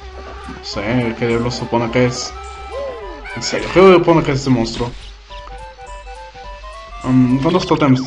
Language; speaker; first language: Spanish; native; Spanish